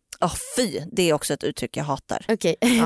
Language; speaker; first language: Swedish; native; Swedish